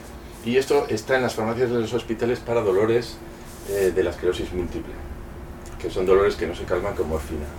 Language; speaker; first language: Spanish; native; Spanish